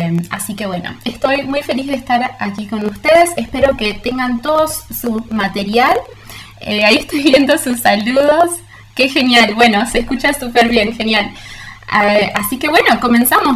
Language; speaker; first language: Spanish; early bilingual, heritage; Spanish